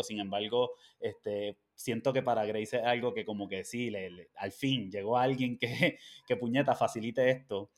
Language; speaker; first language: Spanish; native; Spanish